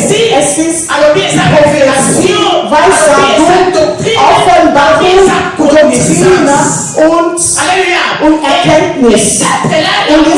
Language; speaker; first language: German; non-native, fluent; French